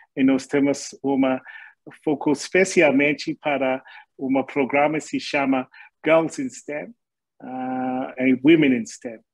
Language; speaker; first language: Portuguese; non-native, learner; English